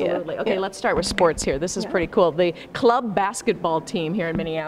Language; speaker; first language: English; native; English